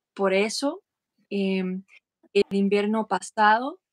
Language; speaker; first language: Spanish; non-native, fluent; English